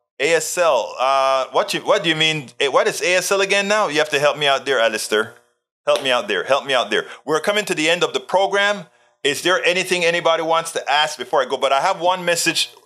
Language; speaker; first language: English; native; English